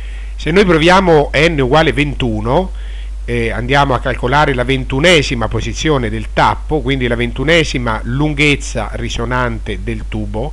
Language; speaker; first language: Italian; native; Italian